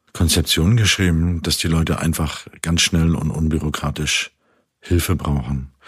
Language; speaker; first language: German; native; German